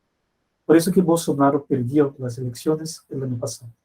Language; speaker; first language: Spanish; non-native, fluent; Portuguese